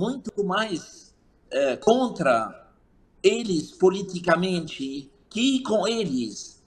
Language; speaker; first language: Portuguese; non-native, fluent; Arabic